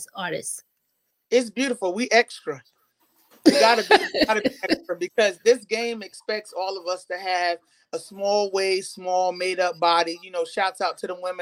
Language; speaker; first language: English; native; English